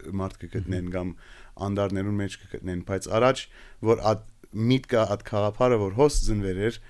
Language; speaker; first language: Armenian; early bilingual, heritage; Armenian